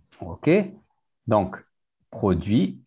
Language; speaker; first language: French; non-native, learner; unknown